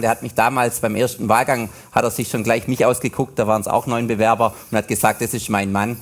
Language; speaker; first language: German; native; German